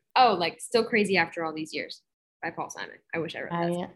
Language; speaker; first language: English; native; English